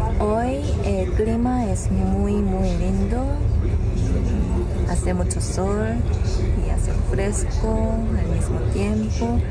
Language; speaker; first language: Spanish; non-native, learner; Korean